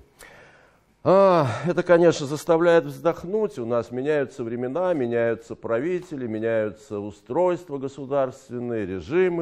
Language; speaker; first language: Russian; native; Russian